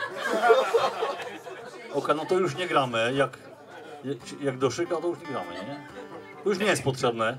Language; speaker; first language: Polish; non-native, learner; Czech